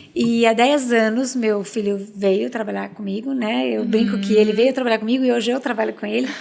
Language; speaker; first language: Portuguese; early bilingual, other home language; Spanish